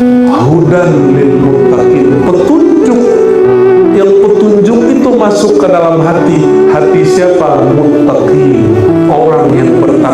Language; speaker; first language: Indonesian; native; Indonesian